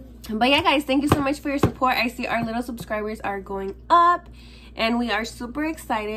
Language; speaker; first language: English; early bilingual, other home language; Spanish